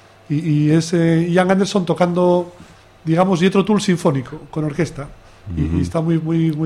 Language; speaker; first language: Spanish; native; Spanish